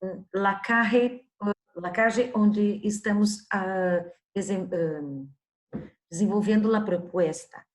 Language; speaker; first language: Spanish; non-native, learner; Portuguese